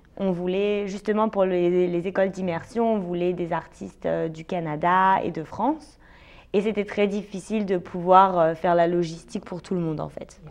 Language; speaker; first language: French; native; French